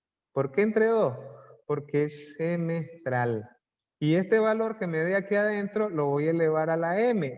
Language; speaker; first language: Spanish; native; Spanish